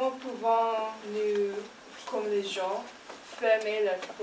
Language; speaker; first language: French; non-native, learner; English